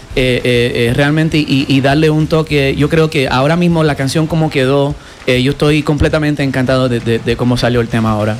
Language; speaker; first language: Spanish; non-native, fluent; English